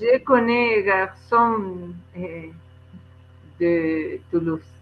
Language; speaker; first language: French; non-native, learner; Spanish